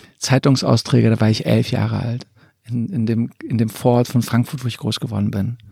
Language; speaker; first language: German; early bilingual, other home language; Croatian